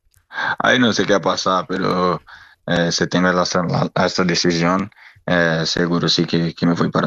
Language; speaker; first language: Spanish; non-native, learner; Portuguese